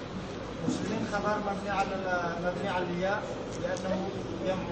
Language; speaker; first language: Arabic; non-native, learner; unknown